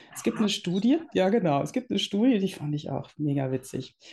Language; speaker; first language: German; early bilingual, other home language; Dutch